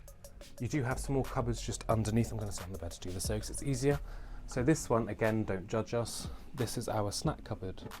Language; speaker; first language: English; native; English